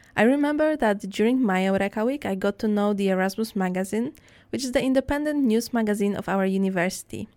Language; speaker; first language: English; non-native, fluent; Polish